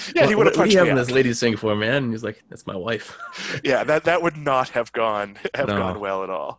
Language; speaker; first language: English; native; English